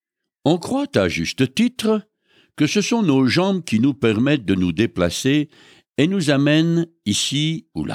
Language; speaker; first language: French; native; French